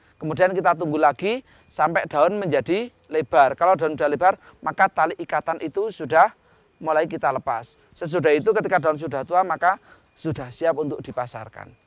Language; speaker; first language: Indonesian; non-native, local second language; Javanese